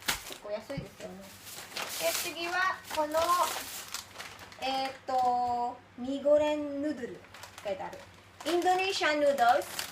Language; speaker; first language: Japanese; non-native, fluent; Filipino